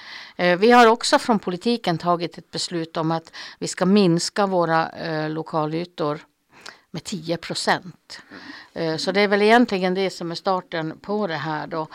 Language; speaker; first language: Swedish; native; Swedish